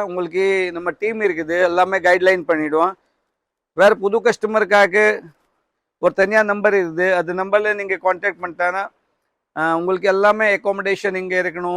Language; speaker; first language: Tamil; non-native, learner; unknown